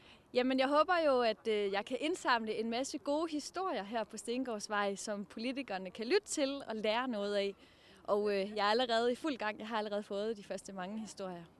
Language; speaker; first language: Danish; native; Danish